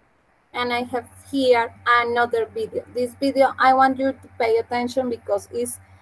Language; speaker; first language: English; non-native, fluent; Spanish